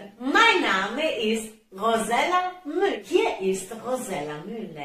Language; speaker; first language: German; non-native, fluent; Italian